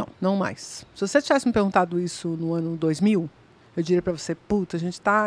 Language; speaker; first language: Portuguese; native; Portuguese